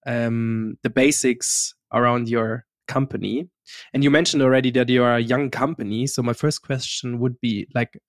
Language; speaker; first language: English; non-native, fluent; German